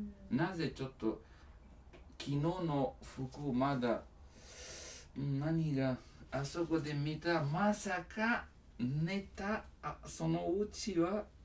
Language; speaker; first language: Japanese; non-native, learner; Italian